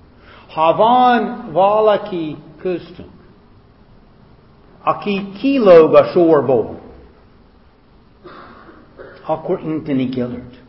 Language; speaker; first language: Hungarian; non-native, fluent; English